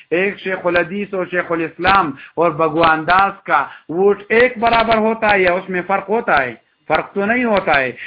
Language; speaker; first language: Urdu; non-native, local second language; Pashto